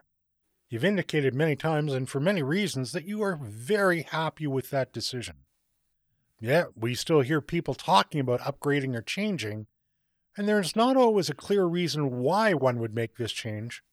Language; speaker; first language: English; native; English